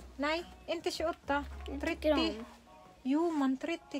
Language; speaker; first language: Swedish; non-native, learner; Cebuano